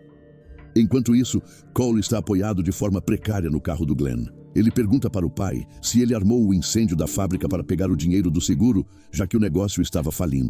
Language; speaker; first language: Portuguese; native; Portuguese